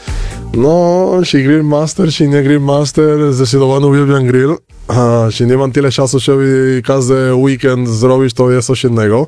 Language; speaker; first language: Polish; non-native, fluent; Spanish